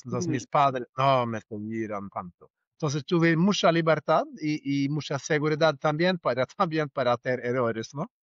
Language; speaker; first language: Spanish; non-native, fluent; Norwegian